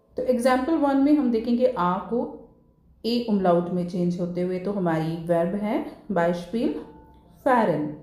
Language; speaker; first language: Hindi; native; Hindi